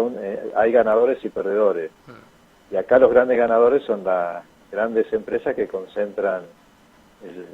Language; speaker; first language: Spanish; native; Spanish